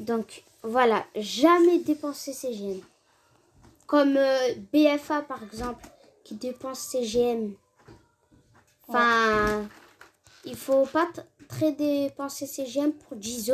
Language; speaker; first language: French; native; French